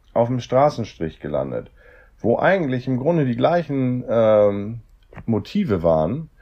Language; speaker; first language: German; native; German